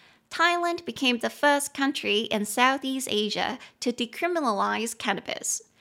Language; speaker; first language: English; non-native, fluent; Chinese